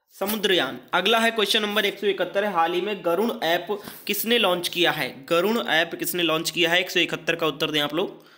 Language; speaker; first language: Hindi; native; Hindi